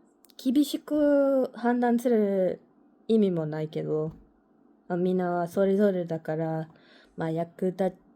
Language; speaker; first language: Japanese; non-native, learner; English